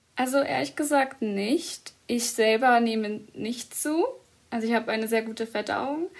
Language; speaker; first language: German; early bilingual, other home language; Arabic